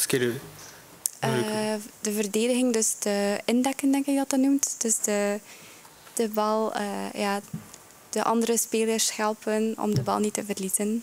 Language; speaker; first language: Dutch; early bilingual, other home language; Japanese